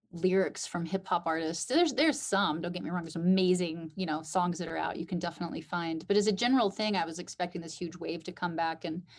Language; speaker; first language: English; native; English